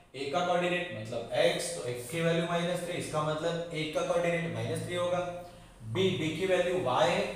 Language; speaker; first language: Hindi; non-native, local second language; Marathi